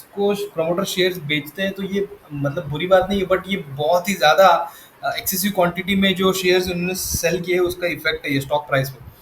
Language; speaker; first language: Hindi; non-native, local second language; Marathi